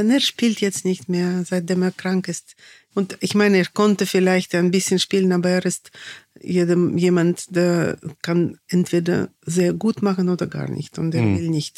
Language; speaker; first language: German; non-native, fluent; Russian